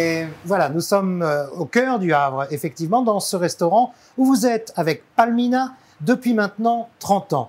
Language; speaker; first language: French; native; French